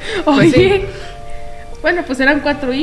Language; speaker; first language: Spanish; native; Spanish